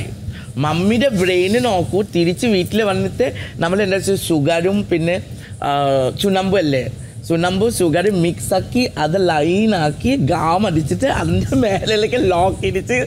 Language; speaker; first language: Malayalam; non-native, fluent; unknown